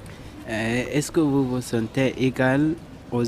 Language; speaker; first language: French; non-native, learner; Arabic